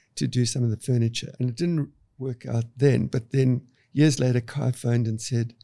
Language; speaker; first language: English; native; English